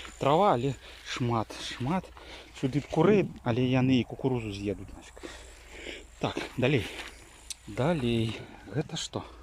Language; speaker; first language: Belarusian; native; Belarusian